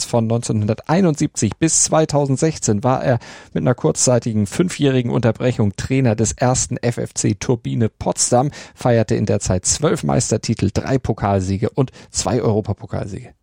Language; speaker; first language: German; native; German